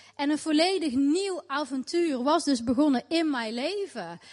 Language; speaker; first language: Dutch; native; Dutch